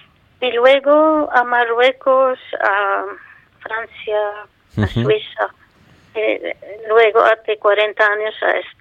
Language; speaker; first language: Spanish; non-native, fluent; Arabic